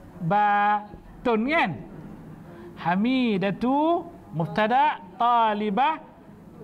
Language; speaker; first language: Arabic; non-native, fluent; Malay